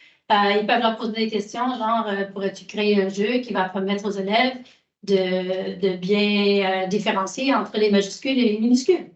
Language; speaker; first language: French; native; French